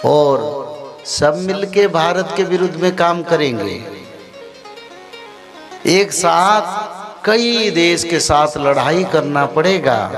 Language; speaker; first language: Hindi; non-native, local second language; Odia